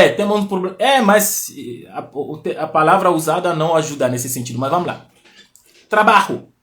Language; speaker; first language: Portuguese; non-native, fluent; Fon